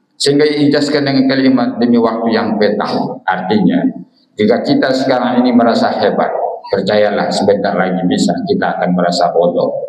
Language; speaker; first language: Malay; non-native, local second language; Minangkabau